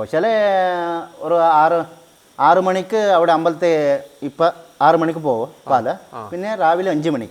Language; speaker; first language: Malayalam; non-native, learner; Kannada